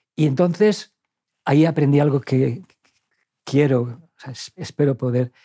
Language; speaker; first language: Spanish; native; Spanish